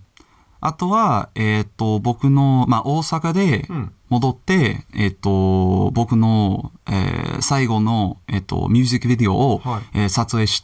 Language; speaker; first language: Japanese; non-native, learner; English